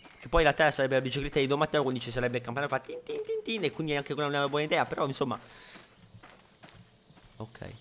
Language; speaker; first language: Italian; native; Italian